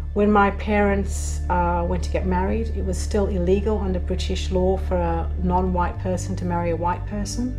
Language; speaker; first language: English; native; English